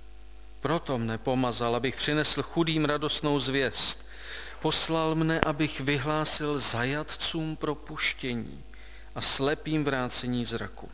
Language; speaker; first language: Czech; native; Czech